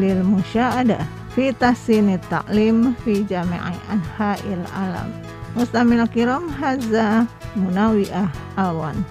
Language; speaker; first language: Arabic; non-native, fluent; Indonesian